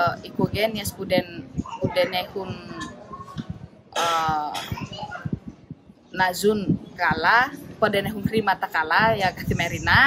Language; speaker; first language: Greek; non-native, fluent; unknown